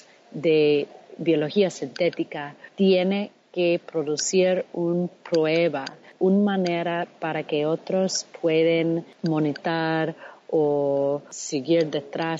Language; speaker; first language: Spanish; non-native, fluent; English